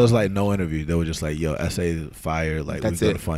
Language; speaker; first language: English; native; English